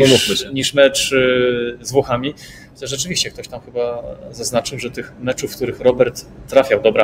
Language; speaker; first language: Polish; native; Polish